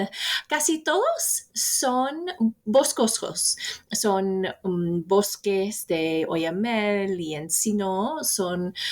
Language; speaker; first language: Spanish; non-native, fluent; English